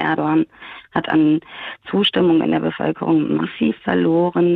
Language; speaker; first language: German; early bilingual, other home language; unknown